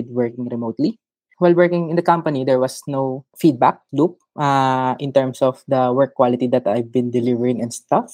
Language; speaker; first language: English; non-native, local second language; Filipino